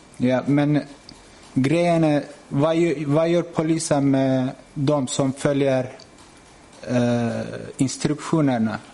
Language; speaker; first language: Swedish; non-native, fluent; Turkish